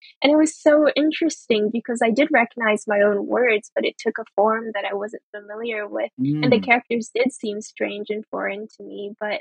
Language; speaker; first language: English; early bilingual, other home language; Chinese